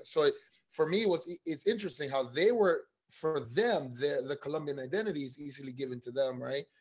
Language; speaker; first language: English; early bilingual, other home language; Spanish